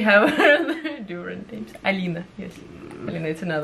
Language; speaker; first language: English; non-native, learner; Russian